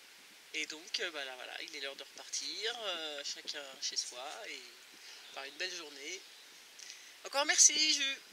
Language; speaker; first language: French; native; French